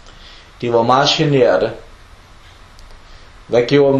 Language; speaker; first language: Danish; early bilingual, other home language; Arabic